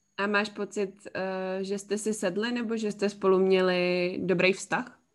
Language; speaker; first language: Czech; native; Czech